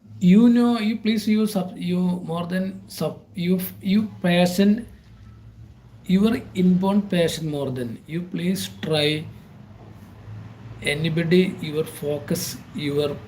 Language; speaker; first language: English; non-native, learner; Malayalam